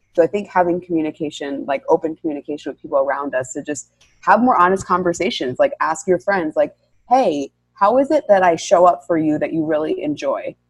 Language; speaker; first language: English; native; English